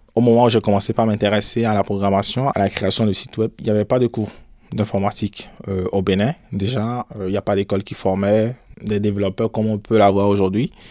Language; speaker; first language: French; non-native, local second language; Fon